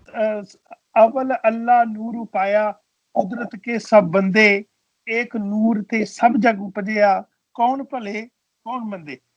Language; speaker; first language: Hindi; non-native, local second language; Punjabi